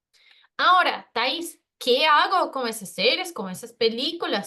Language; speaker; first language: Spanish; non-native, fluent; Portuguese